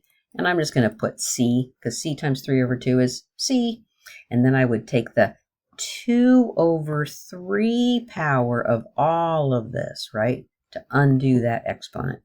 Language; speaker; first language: English; native; English